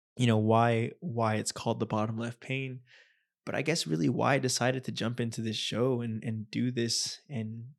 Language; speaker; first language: English; native; English